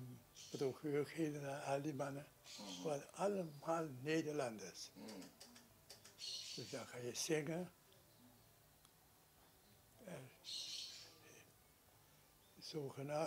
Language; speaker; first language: Dutch; non-native, local second language; Sranan Tongo